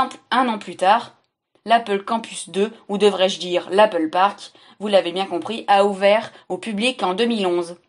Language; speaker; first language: French; native; French